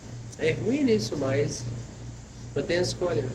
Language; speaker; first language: Portuguese; non-native, fluent; Arabic